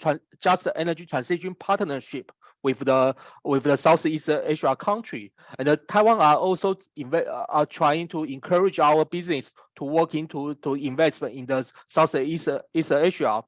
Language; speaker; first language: English; non-native, fluent; Chinese